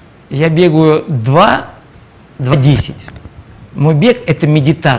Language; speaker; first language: Russian; native; Russian